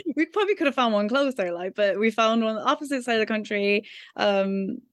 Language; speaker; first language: English; native; English